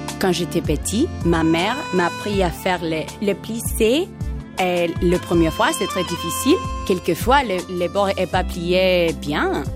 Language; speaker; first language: French; non-native, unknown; Spanish